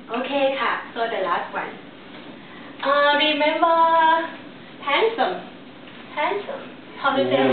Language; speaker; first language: English; non-native, learner; Thai